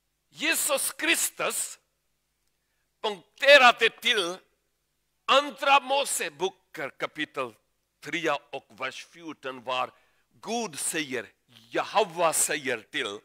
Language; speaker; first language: Swedish; non-native, learner; Urdu